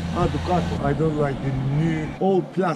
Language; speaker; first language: English; non-native, learner; Turkish